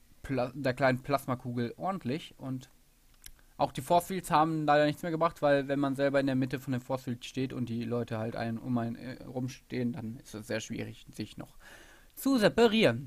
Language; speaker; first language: German; native; German